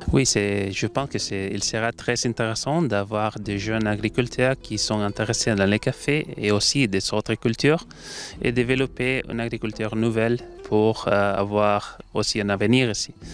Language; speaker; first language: French; non-native, learner; Spanish